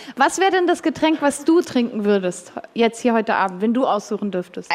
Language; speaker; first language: German; native; German